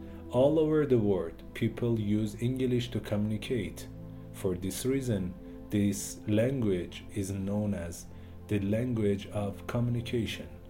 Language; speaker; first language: English; non-native, fluent; Persian